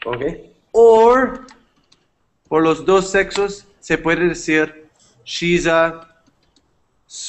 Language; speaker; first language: Spanish; non-native, fluent; English